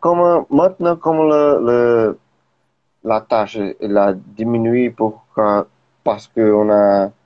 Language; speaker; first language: French; non-native, learner; Portuguese